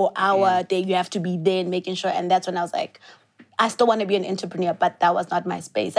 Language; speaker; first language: English; non-native, local second language; Southern Sotho